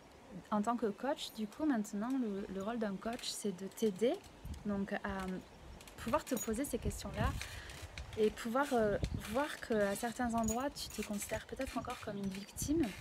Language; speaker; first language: French; native; French